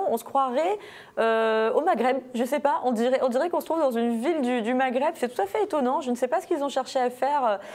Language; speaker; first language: French; native; French